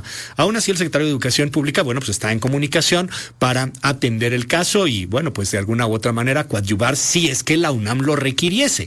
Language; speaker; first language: Spanish; native; Spanish